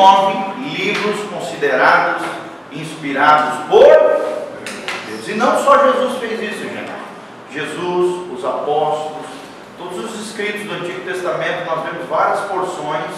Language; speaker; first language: Portuguese; native; Portuguese